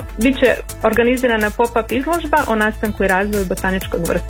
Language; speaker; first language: Croatian; native; Croatian